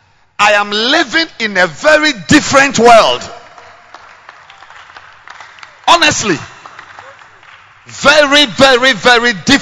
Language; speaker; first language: English; non-native, local second language; Akan